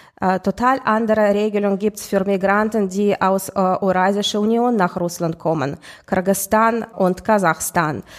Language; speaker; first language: German; non-native, fluent; Russian